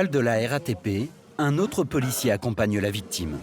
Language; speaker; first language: French; native; French